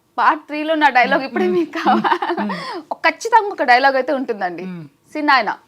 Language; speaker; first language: Telugu; native; Telugu